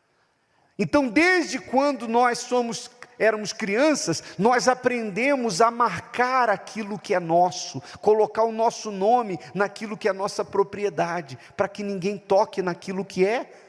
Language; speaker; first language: Portuguese; native; Portuguese